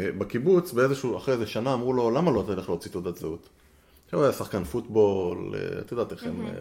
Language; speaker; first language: Hebrew; native; Hebrew